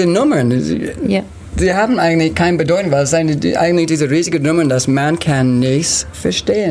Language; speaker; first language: German; non-native, learner; English